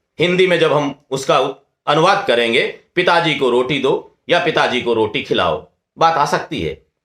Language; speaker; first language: Hindi; non-native, local second language; Rajasthani